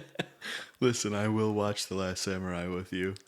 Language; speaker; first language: English; native; English